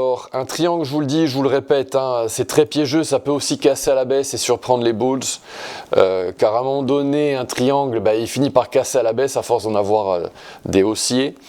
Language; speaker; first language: French; native; French